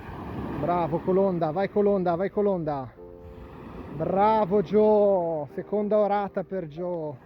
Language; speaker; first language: Italian; native; Italian